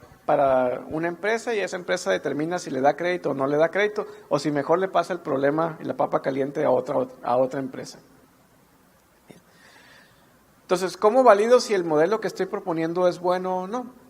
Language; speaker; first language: Spanish; native; Spanish